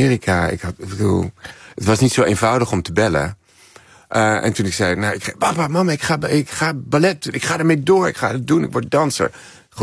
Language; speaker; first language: Dutch; native; Dutch